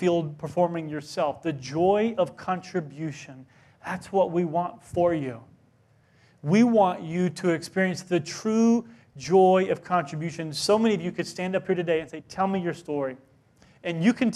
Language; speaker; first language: English; native; English